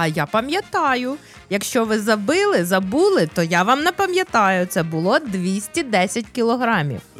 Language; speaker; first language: Ukrainian; native; Ukrainian